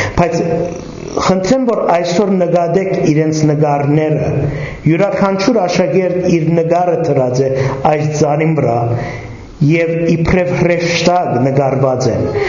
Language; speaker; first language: Armenian; native; Armenian